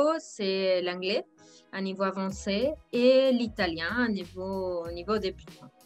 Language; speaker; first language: French; non-native, fluent; Spanish